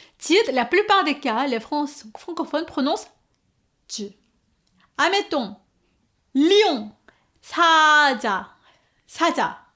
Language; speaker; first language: French; non-native, fluent; Korean